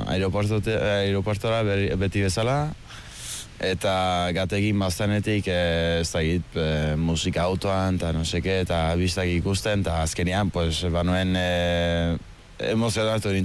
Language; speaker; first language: Basque; early bilingual, heritage; Basque